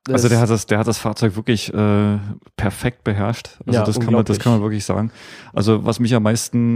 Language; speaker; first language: German; native; German